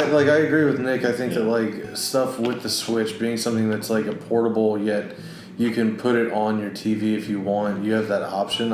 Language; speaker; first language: English; native; English